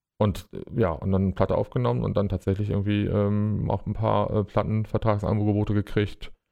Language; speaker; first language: German; native; German